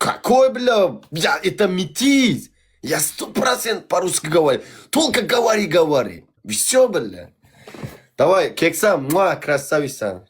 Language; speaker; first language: Russian; non-native, learner; Turkmen